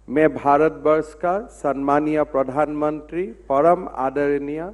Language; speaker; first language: Hindi; non-native, local second language; Assamese